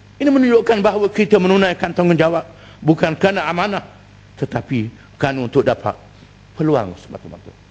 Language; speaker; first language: Malay; native; Malay